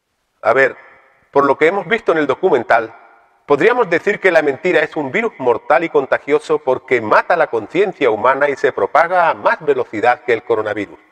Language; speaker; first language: Spanish; native; Spanish